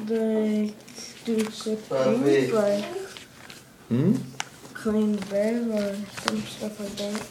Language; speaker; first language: English; early bilingual, other home language; Spanish